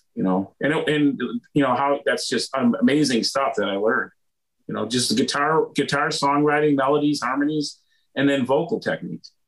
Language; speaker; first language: English; native; English